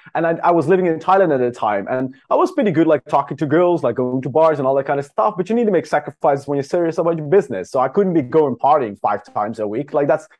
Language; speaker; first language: English; non-native, fluent; Dutch